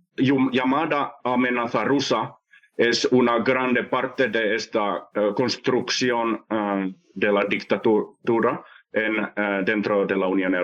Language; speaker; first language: Spanish; non-native, fluent; Finnish